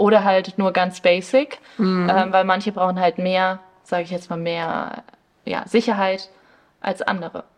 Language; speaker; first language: German; early bilingual, other home language; Spanish